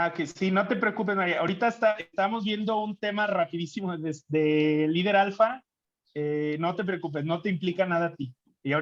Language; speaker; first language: Spanish; native; Spanish